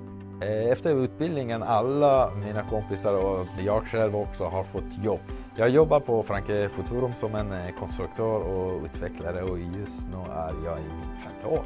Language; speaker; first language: Swedish; non-native, fluent; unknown